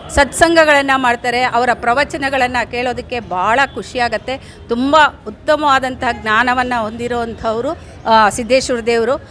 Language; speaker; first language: Kannada; native; Kannada